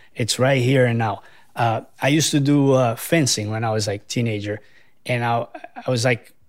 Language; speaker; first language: English; non-native, fluent; Portuguese